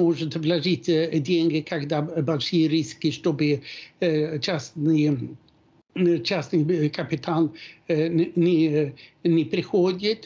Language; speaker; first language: Russian; non-native, fluent; Swedish